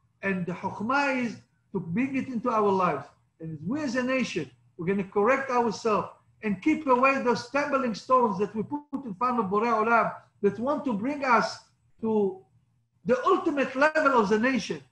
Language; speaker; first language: English; non-native, fluent; Hebrew